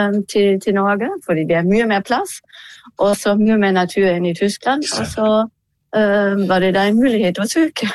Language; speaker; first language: Norwegian; non-native, fluent; German